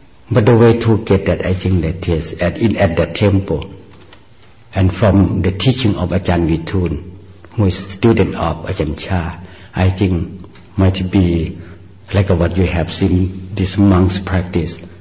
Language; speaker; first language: English; non-native, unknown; Northeastern Thai